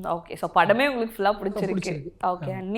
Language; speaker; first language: Tamil; native; Tamil